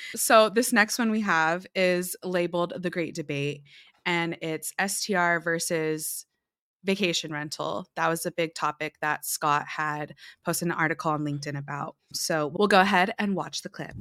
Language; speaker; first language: English; early bilingual, other home language; Filipino